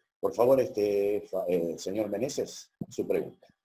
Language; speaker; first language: Spanish; native; Spanish